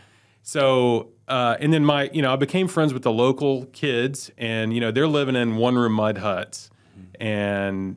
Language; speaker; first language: English; native; English